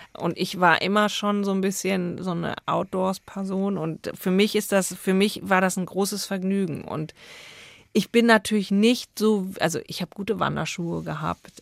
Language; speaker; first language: German; native; German